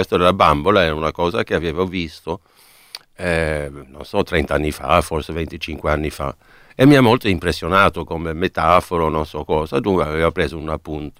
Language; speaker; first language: Italian; non-native, fluent; Swedish